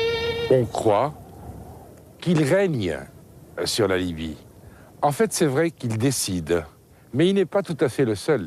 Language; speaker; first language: French; native; French